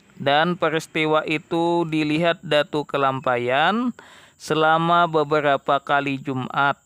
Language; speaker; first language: Indonesian; non-native, local second language; Banjar